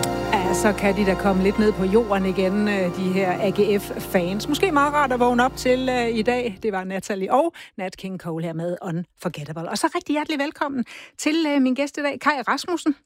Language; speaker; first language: Danish; native; Danish